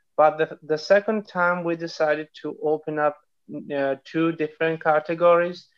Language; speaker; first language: English; non-native, fluent; Spanish